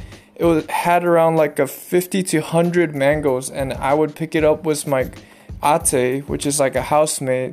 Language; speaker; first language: English; non-native, local second language; Korean